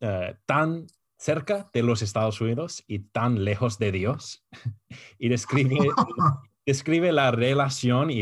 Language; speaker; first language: Spanish; non-native, fluent; English